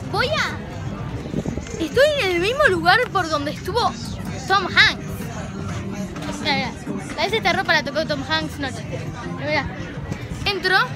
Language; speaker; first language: Spanish; native; Spanish